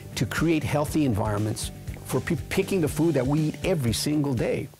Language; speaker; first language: English; native; English